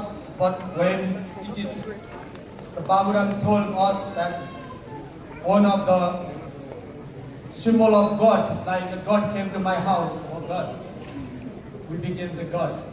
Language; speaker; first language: English; non-native, learner; Nepali